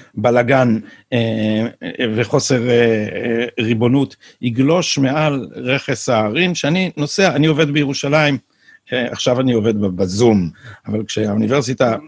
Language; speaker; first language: Hebrew; native; Hebrew